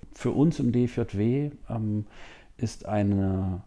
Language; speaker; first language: German; native; German